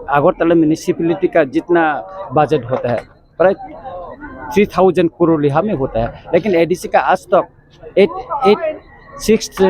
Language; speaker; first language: Hindi; non-native, local second language; Kok Borok